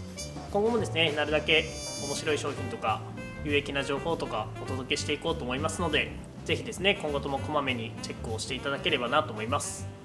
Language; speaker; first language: Japanese; native; Japanese